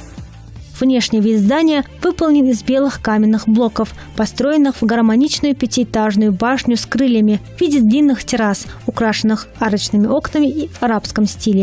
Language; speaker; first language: Russian; native; Russian